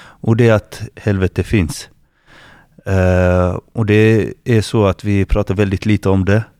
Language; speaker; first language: Swedish; non-native, fluent; Arabic